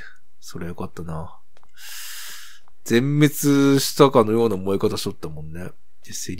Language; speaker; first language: Japanese; native; Japanese